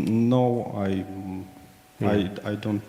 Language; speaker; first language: English; non-native, learner; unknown